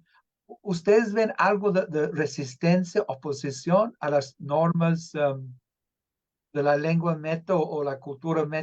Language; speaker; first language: Spanish; non-native, fluent; English